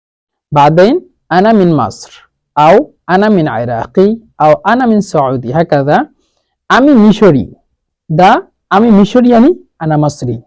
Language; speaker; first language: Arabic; non-native, fluent; Bangla